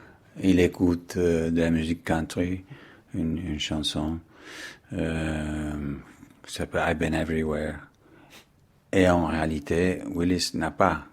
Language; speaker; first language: French; non-native, fluent; English